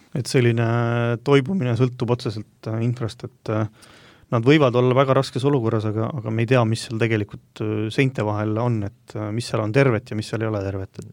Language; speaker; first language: Estonian; native; Estonian